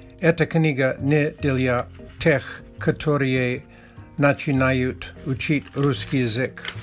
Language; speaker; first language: Russian; non-native, learner; Czech